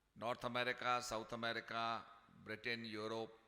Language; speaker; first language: English; non-native, local second language; Hindi